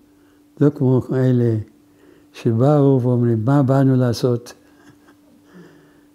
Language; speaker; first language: Hebrew; non-native, fluent; Arabic